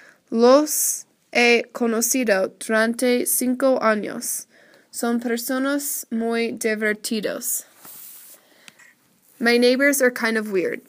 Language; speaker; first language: Spanish; non-native, learner; English